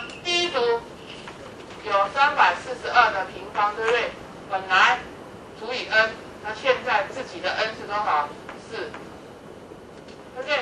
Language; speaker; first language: Chinese; native; Chinese